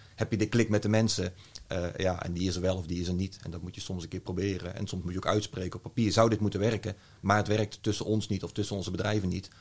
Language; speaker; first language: Dutch; native; Dutch